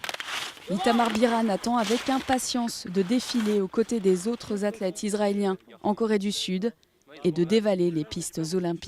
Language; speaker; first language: French; native; French